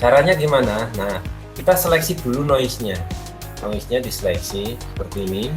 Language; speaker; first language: Indonesian; native; Indonesian